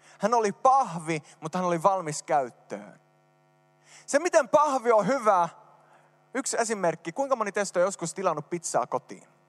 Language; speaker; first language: Finnish; early bilingual, heritage; Finnish